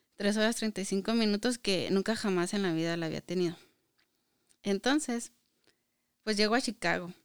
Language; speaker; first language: Spanish; native; Spanish